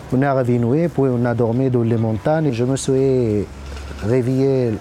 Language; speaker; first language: French; non-native, local second language; Arabic